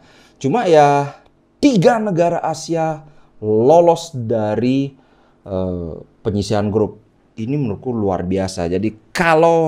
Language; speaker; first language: Indonesian; native; Indonesian